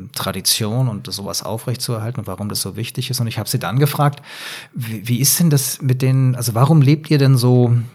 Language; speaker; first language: German; native; German